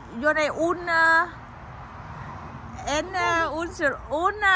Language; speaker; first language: Swedish; non-native, learner; Vietnamese